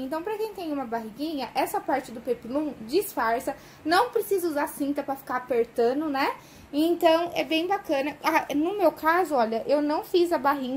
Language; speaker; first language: Portuguese; native; Portuguese